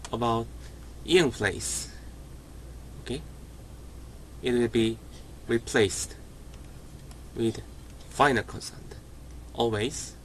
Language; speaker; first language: English; non-native, learner; Korean